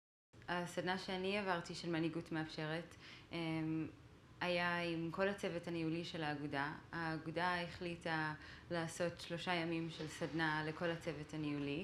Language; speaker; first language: Hebrew; non-native, fluent; English